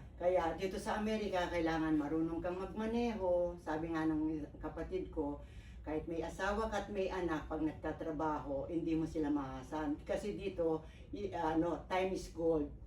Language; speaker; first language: Filipino; non-native, local second language; Pampanga